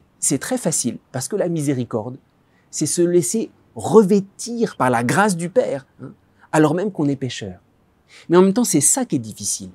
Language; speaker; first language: French; native; French